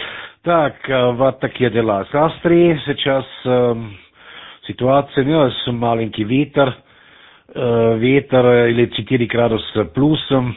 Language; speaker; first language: Russian; non-native, learner; German